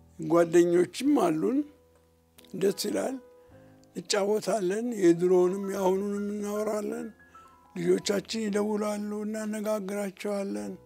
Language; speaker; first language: Amharic; non-native, local second language; Oromo